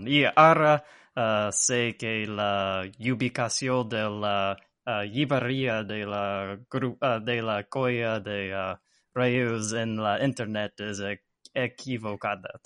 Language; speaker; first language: Catalan; non-native, learner; English